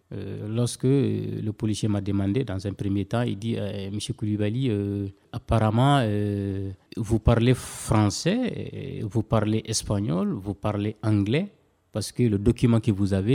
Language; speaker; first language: French; non-native, local second language; Bambara